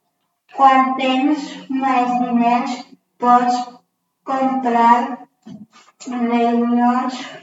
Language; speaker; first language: Catalan; non-native, local second language; Spanish